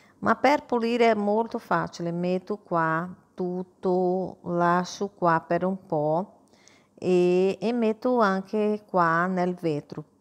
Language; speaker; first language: Italian; non-native, fluent; Portuguese